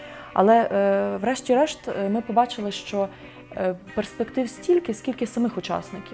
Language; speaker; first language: Ukrainian; native; Ukrainian